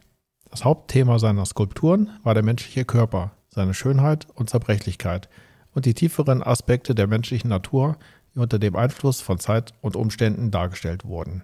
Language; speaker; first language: German; native; German